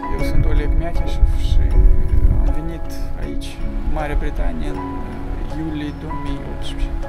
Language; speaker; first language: Romanian; non-native, local second language; Russian